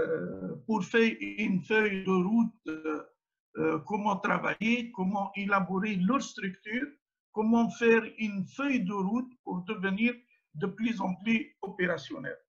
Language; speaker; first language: French; non-native, local second language; Arabic